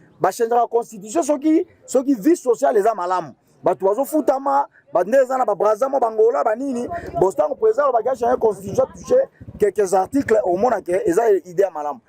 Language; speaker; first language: Lingala; native; Lingala